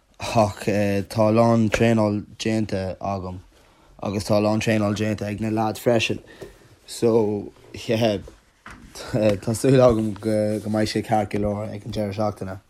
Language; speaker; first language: Irish; non-native, local second language; English